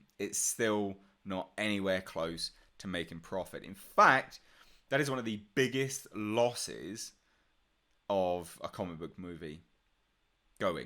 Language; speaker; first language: English; native; English